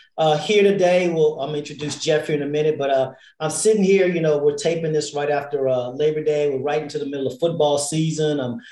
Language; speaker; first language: English; native; English